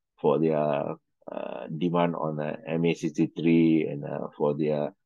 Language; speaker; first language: English; non-native, local second language; Malay